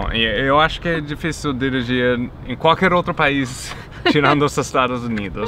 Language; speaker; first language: Portuguese; non-native, fluent; English